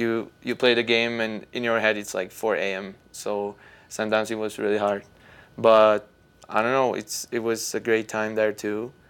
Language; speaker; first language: English; non-native, fluent; Czech